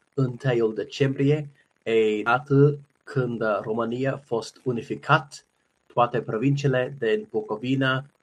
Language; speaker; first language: Romanian; non-native, learner; English